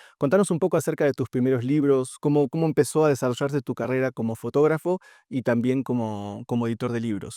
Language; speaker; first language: Spanish; native; Spanish